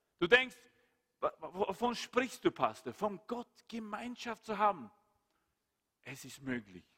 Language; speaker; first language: German; non-native, fluent; Swedish